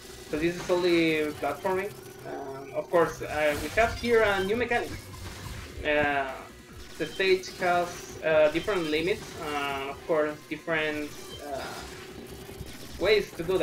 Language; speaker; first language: English; non-native, learner; Spanish